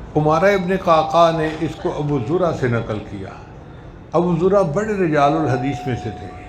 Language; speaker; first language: Urdu; non-native, local second language; Punjabi